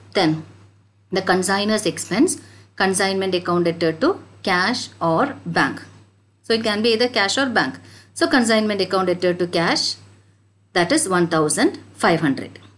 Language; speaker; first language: English; non-native, local second language; Malayalam